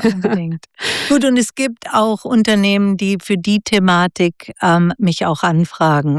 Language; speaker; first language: German; native; German